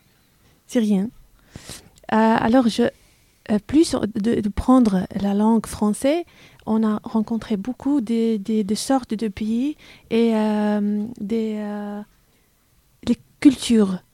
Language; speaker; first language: French; non-native, learner; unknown